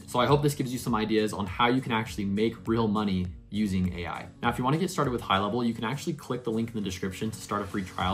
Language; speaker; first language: English; native; English